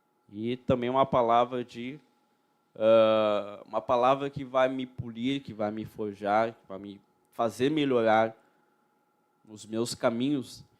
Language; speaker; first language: Portuguese; native; Portuguese